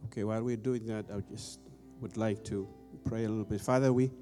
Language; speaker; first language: English; non-native, fluent; Amharic